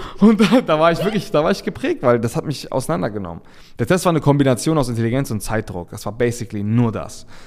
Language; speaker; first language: German; early bilingual, other home language; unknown